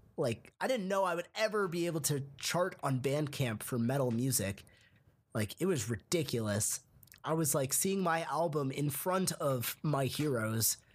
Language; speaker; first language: English; early bilingual, other home language; Hindi